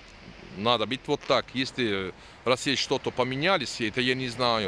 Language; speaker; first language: Russian; non-native, learner; Turkish